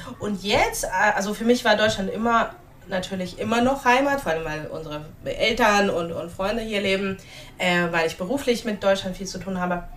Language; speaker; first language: German; early bilingual, other home language; Russian